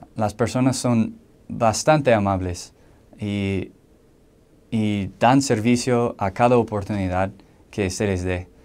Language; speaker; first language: Spanish; non-native, fluent; English